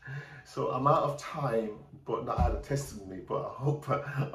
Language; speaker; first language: English; native; English